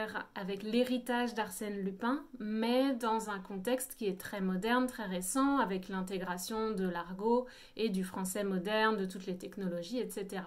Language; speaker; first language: French; native; French